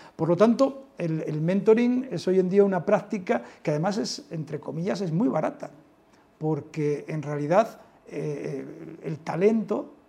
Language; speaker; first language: Spanish; native; Spanish